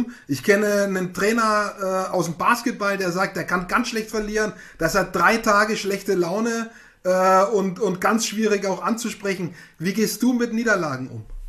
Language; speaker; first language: German; native; German